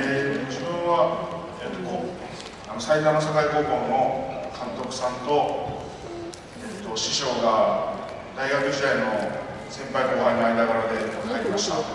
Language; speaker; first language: Japanese; native; Japanese